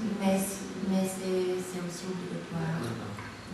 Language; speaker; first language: French; non-native, fluent; Bulgarian